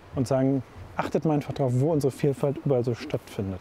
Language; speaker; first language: German; native; German